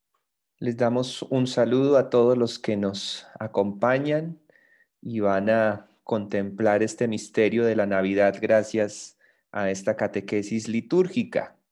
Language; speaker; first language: Spanish; native; Spanish